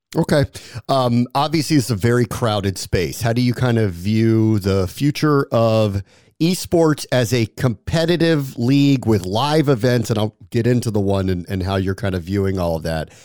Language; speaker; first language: English; native; English